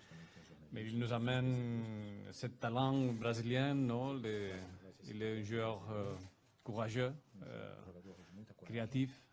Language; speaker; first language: French; non-native, fluent; Spanish